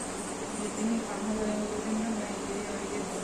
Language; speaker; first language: Hindi; native; Hindi